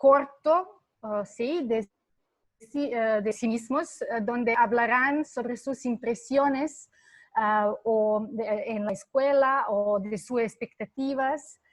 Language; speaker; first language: Spanish; non-native, fluent; Serbian